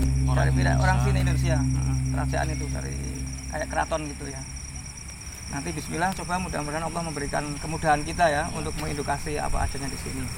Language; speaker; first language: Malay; non-native, local second language; Javanese